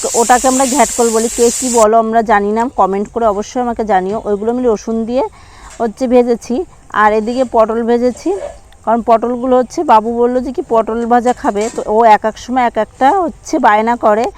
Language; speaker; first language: Bangla; native; Bangla